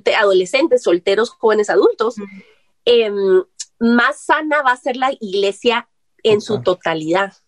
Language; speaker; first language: Spanish; native; Spanish